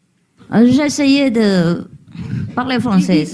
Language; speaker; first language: French; non-native, learner; Vietnamese